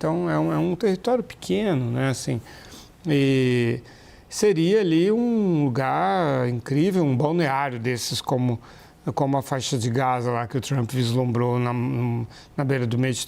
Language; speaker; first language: Portuguese; native; Portuguese